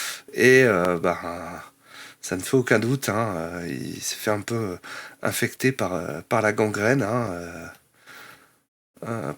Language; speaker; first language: French; native; French